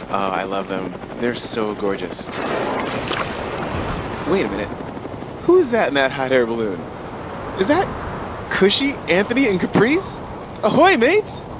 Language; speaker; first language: English; native; English